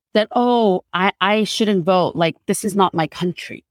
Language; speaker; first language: English; non-native, fluent; Korean